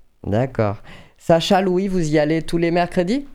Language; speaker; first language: French; native; French